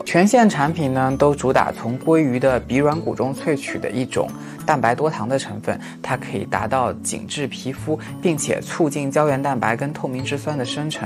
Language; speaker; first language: Chinese; native; Chinese